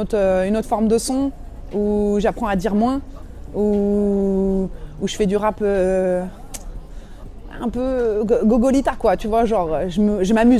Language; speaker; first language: French; native; French